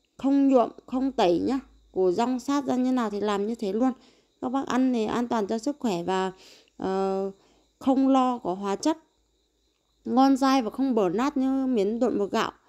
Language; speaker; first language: Vietnamese; non-native, local second language; Tày